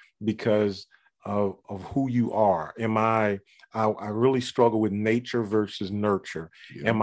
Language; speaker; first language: English; native; English